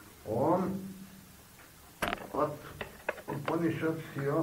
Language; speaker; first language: Russian; non-native, learner; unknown